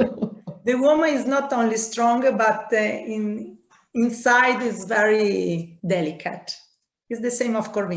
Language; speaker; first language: English; non-native, learner; Italian